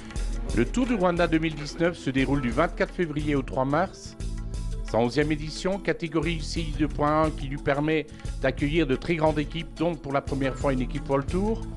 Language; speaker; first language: French; native; French